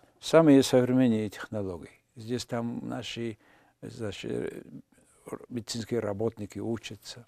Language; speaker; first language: Russian; non-native, fluent; Mongolian